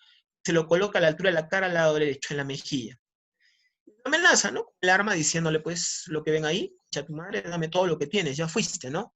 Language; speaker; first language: Spanish; native; Spanish